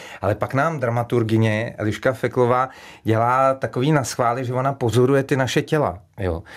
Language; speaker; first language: Czech; native; Czech